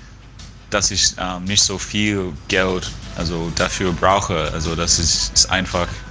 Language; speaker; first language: German; non-native, fluent; English